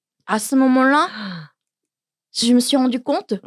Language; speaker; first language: French; non-native, learner; Korean